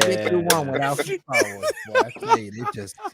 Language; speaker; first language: English; native; English